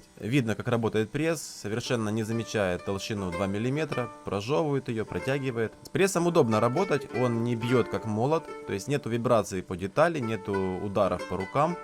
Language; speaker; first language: Russian; native; Russian